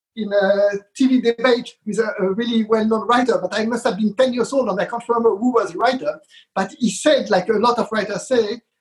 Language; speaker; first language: English; non-native, fluent; Hebrew